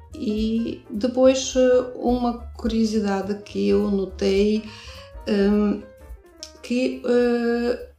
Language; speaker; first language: Portuguese; non-native, fluent; Russian